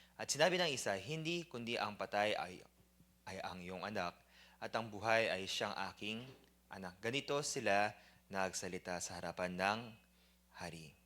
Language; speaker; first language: Filipino; non-native, fluent; Korean